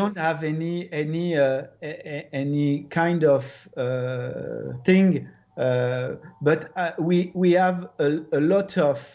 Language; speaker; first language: English; non-native, learner; French